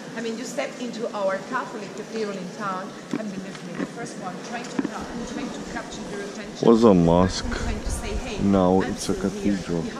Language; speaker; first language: English; non-native, fluent; Spanish